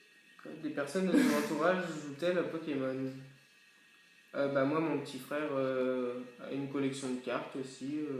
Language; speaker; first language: French; native; French